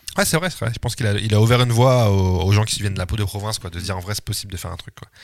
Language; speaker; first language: French; native; French